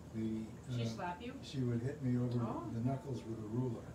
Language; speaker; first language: English; native; English